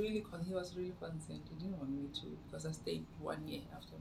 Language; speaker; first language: English; non-native, local second language; Tswana